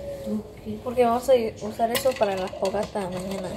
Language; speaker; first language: Spanish; early bilingual, heritage; Spanish